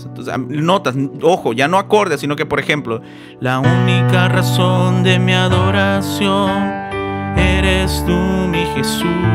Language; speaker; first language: Spanish; native; Spanish